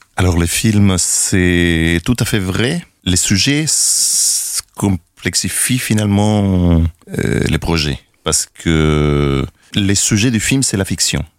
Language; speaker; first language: French; non-native, fluent; Spanish